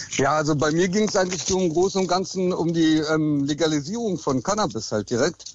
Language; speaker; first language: German; native; German